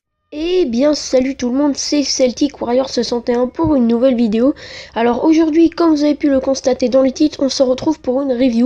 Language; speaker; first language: French; native; French